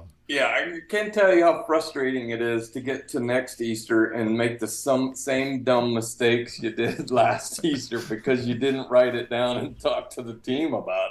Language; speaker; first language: English; native; English